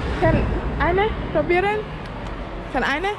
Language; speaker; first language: German; non-native, learner; Thai